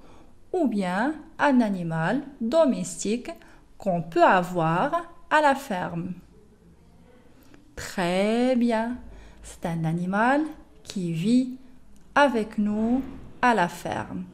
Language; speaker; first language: French; non-native, local second language; Arabic